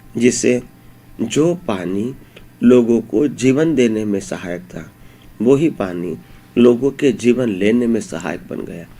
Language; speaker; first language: Hindi; native; Hindi